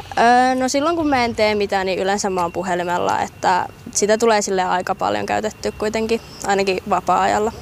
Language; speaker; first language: Finnish; native; Finnish